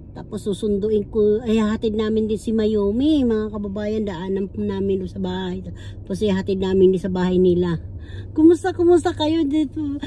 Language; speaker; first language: Filipino; native; Filipino